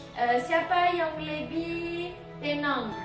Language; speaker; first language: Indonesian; non-native, learner; French